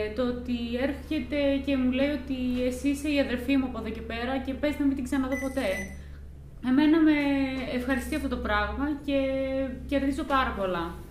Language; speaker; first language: Greek; native; Greek